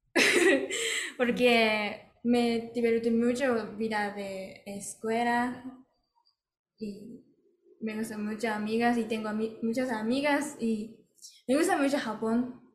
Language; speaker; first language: Spanish; non-native, fluent; Japanese